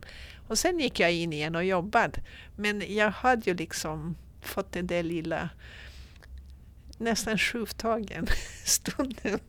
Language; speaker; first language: Swedish; non-native, fluent; Portuguese